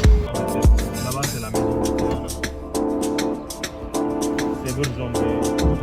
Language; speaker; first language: French; non-native, local second language; Arabic